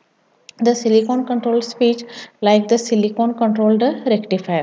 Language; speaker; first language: English; non-native, local second language; Marathi